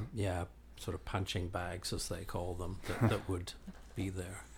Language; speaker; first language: English; native; English